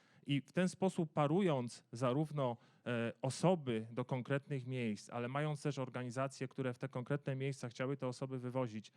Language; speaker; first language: Polish; native; Polish